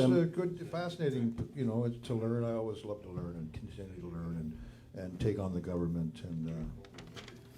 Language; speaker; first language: English; native; English